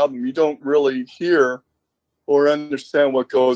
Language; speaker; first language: English; native; English